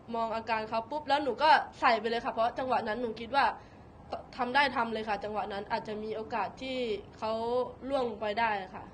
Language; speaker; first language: Thai; native; Thai